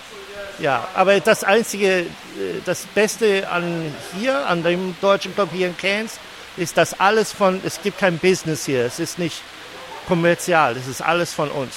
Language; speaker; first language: German; non-native, fluent; English